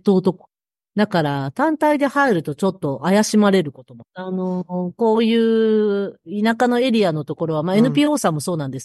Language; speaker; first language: Japanese; native; Japanese